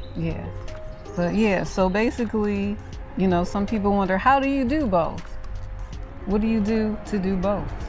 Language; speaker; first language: English; native; English